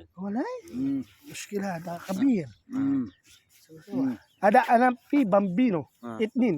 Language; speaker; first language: Arabic; non-native, learner; Filipino